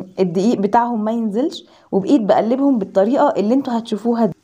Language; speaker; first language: Arabic; native; Arabic